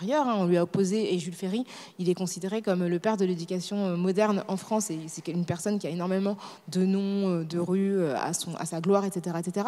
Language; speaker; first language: French; native; French